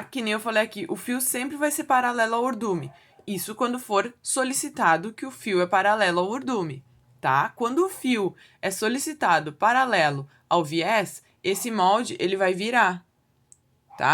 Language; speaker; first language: Portuguese; native; Portuguese